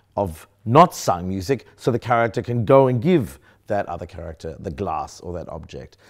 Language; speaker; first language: English; native; English